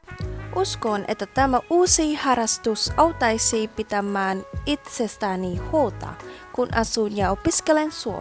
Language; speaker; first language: Finnish; non-native, learner; Vietnamese